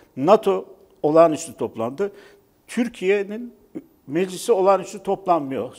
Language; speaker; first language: Turkish; native; Turkish